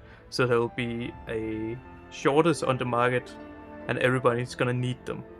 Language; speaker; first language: English; non-native, fluent; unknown